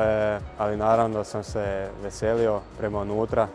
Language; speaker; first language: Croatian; early bilingual, heritage; Croatian